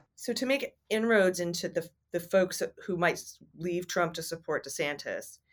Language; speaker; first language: English; native; English